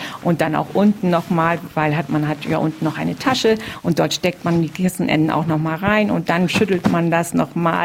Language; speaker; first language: German; native; German